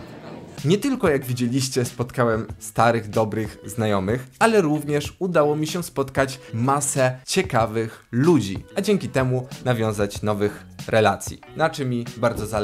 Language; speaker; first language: Polish; native; Polish